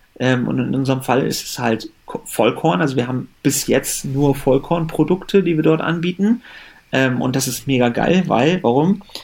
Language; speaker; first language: German; early bilingual, other home language; Persian